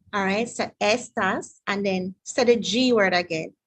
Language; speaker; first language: English; native; English